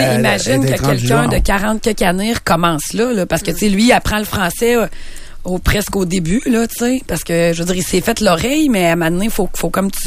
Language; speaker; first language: French; native; French